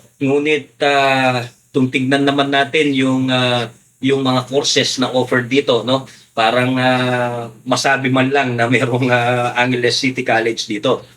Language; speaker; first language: Filipino; non-native, local second language; Pampanga